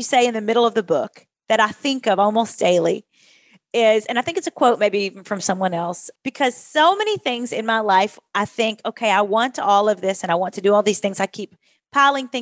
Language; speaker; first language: English; native; English